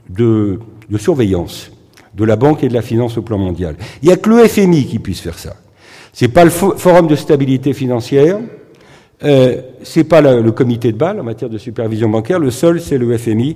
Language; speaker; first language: French; native; French